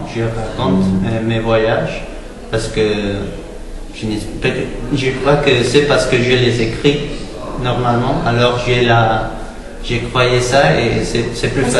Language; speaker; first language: French; non-native, learner; Spanish